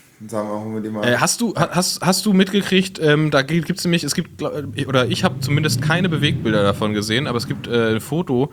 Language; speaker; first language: German; native; German